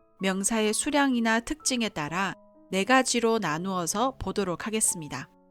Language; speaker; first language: Korean; non-native, fluent; Chinese